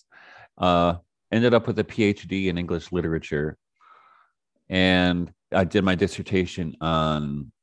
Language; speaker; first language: English; native; English